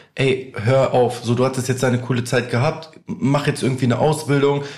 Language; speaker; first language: German; native; German